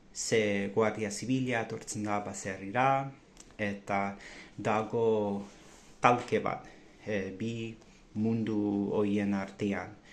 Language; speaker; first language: Basque; non-native, fluent; English